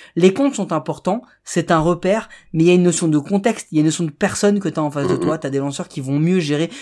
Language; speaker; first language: French; native; French